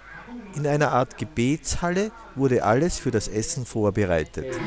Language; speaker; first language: German; native; German